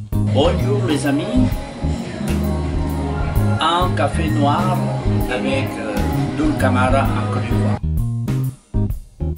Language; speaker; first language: French; non-native, fluent; Spanish